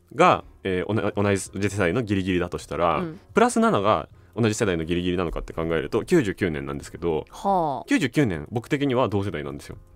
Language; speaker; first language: Japanese; native; Japanese